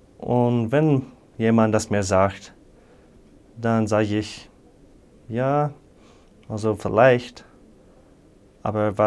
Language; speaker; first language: German; non-native, fluent; English